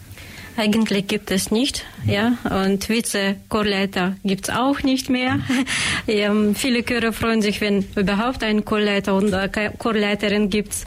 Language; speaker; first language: German; non-native, learner; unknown